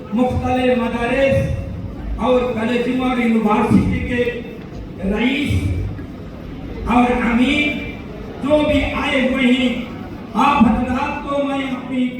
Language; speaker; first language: Urdu; non-native, fluent; Bangla